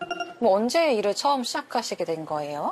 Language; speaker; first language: Korean; native; Korean